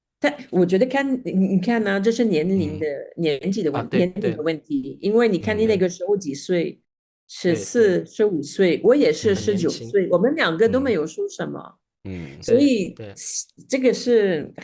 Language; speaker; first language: Chinese; non-native, fluent; Spanish